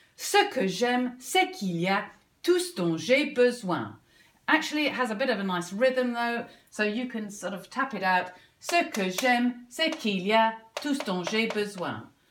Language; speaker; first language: French; non-native, fluent; English